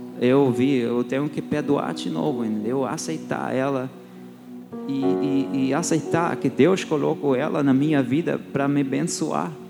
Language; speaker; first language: Portuguese; non-native, fluent; German